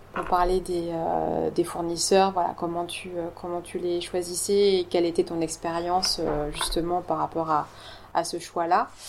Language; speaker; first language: French; native; French